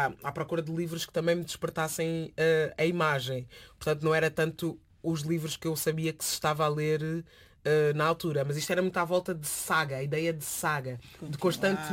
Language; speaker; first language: Portuguese; native; Portuguese